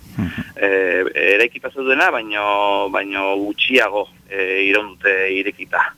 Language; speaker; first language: Basque; native; Basque